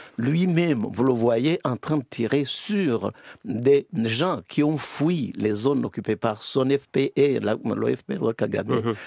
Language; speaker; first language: French; non-native, local second language; Kinyarwanda